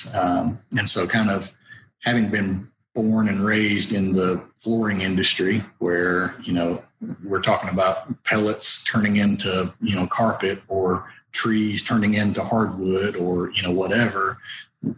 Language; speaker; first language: English; native; English